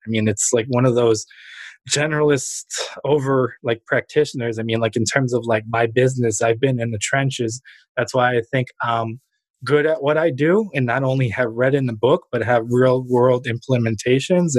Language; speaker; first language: English; early bilingual, other home language; Ukrainian